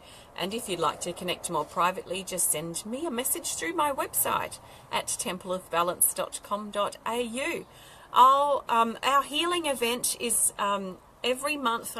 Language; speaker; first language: English; native; English